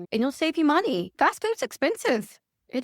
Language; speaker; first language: English; native; English